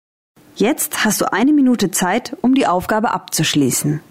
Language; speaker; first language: German; native; German